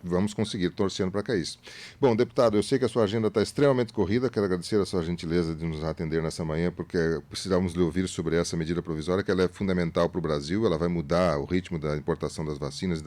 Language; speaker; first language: Portuguese; native; Portuguese